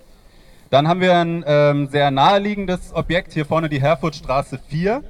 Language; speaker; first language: German; native; German